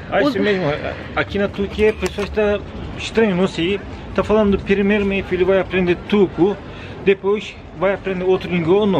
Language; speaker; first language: Portuguese; non-native, learner; Turkish